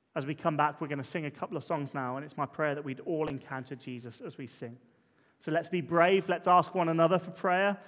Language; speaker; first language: English; native; English